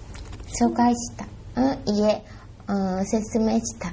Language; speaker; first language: Japanese; non-native, learner; Thai